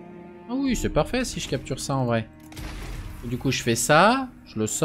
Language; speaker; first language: French; native; French